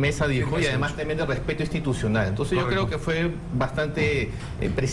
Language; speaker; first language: Spanish; native; Spanish